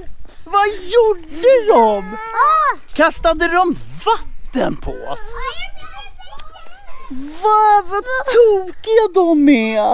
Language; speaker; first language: Swedish; native; Swedish